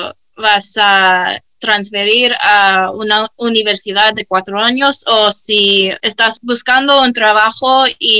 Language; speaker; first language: Spanish; early bilingual, heritage; Spanish